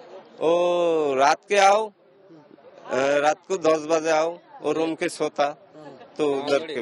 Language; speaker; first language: Hindi; non-native, learner; Bangla